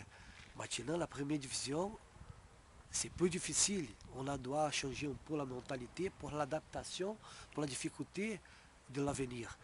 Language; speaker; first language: French; non-native, fluent; Portuguese